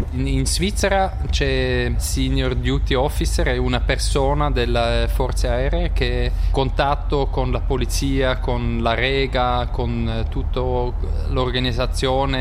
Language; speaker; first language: Italian; non-native, local second language; German